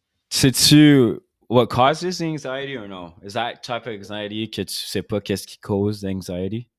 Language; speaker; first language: French; non-native, learner; English